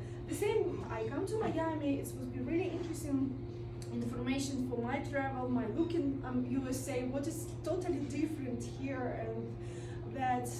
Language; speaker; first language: English; non-native, learner; Russian